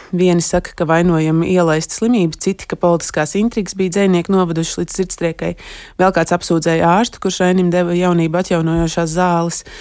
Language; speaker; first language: Latvian; native; Latvian